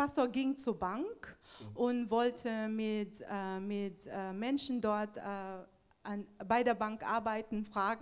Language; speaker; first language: German; non-native, fluent; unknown